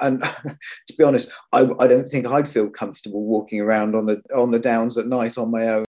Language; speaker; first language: English; native; English